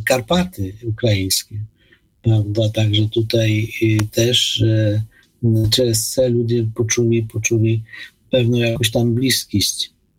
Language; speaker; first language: Ukrainian; non-native, fluent; Polish